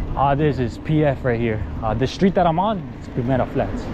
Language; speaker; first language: English; native; English